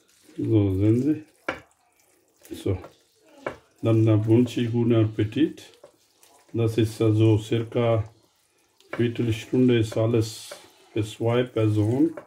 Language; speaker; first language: German; non-native, fluent; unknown